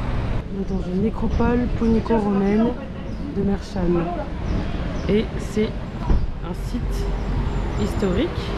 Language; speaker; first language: French; native; French